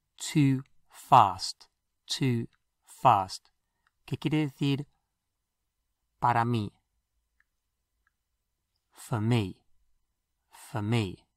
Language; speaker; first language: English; non-native, fluent; Spanish